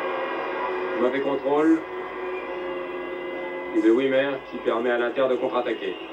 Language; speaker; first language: French; native; French